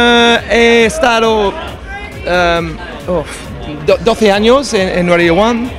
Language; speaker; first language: Spanish; non-native, learner; English